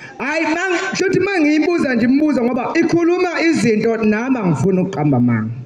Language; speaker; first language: Zulu; native; Zulu